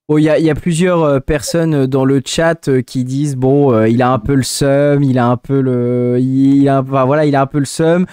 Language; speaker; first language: French; native; French